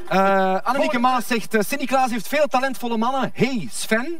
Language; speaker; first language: Dutch; native; Dutch